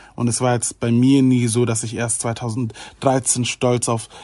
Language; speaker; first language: German; native; German